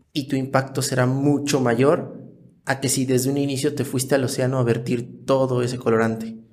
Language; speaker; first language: Spanish; native; Spanish